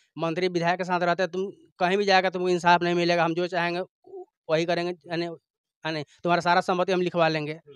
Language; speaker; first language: Hindi; native; Hindi